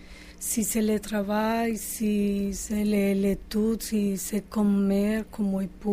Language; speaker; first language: French; non-native, fluent; Spanish